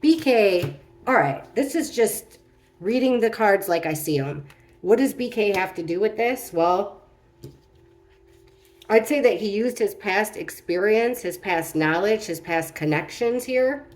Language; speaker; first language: English; native; English